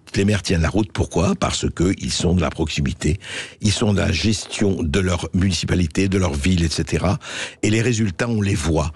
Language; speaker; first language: French; native; French